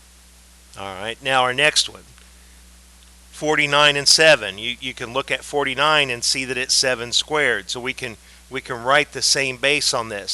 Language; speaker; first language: English; native; English